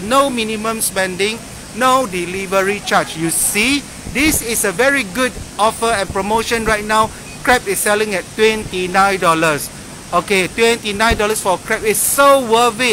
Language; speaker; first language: English; non-native, local second language; Chinese